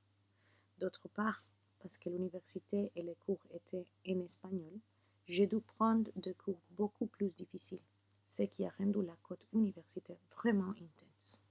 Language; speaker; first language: French; non-native, fluent; Spanish